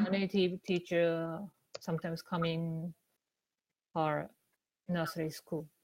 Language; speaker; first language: English; non-native, learner; Japanese